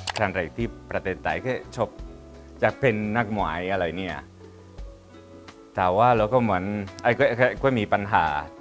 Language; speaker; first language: Thai; non-native, learner; Spanish